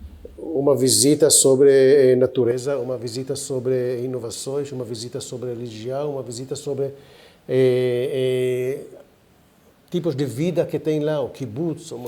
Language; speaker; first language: Portuguese; non-native, fluent; Hebrew